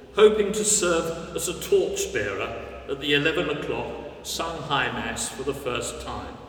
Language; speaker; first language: English; native; English